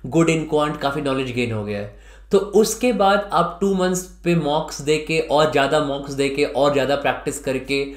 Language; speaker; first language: Hindi; native; Hindi